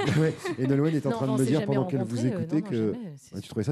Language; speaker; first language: French; native; French